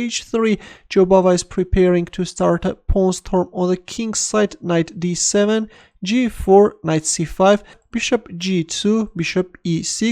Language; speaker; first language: English; non-native, fluent; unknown